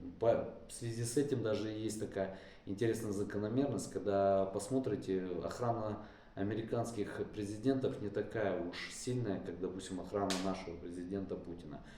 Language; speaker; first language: Russian; native; Russian